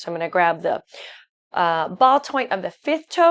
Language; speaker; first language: English; native; English